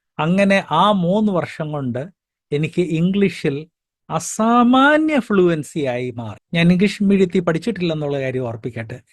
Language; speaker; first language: Malayalam; native; Malayalam